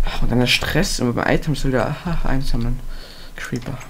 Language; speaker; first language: German; native; German